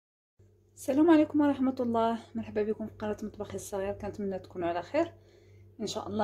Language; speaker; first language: Arabic; native; Arabic